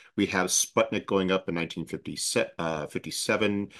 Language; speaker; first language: English; native; English